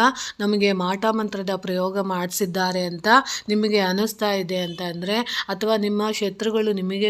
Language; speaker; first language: Kannada; native; Kannada